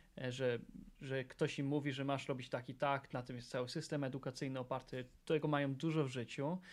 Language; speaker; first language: Polish; early bilingual, other home language; English